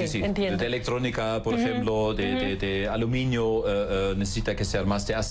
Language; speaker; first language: Spanish; non-native, fluent; German